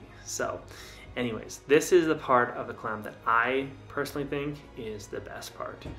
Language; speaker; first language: English; native; English